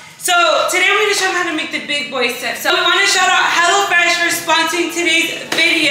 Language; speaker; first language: English; early bilingual, other home language; Spanish